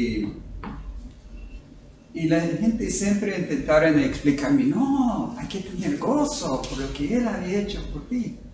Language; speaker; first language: Spanish; non-native, fluent; English